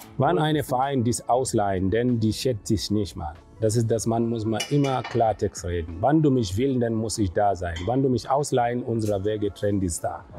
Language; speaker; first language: German; non-native, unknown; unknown